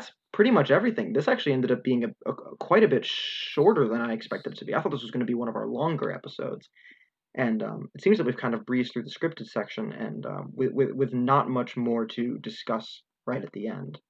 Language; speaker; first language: English; native; English